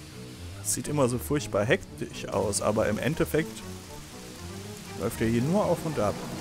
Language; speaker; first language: German; native; German